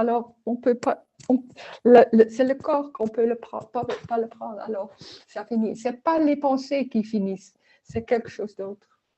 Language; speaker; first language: French; non-native, learner; Dutch